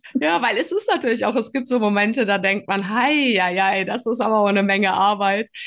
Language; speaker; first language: German; native; German